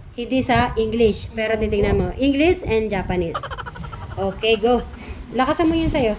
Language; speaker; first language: Filipino; native; Filipino